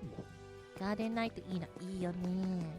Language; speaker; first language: Japanese; native; Japanese